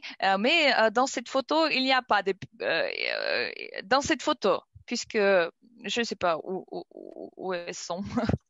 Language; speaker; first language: French; non-native, learner; Russian